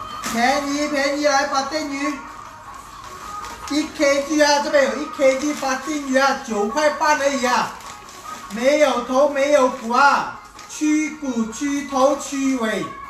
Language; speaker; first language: Chinese; native; Chinese